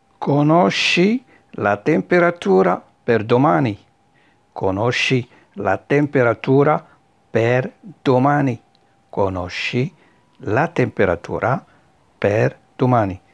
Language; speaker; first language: Italian; non-native, fluent; Arabic